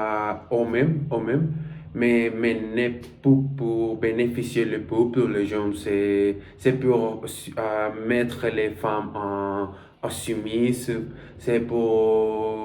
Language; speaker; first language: French; non-native, learner; Spanish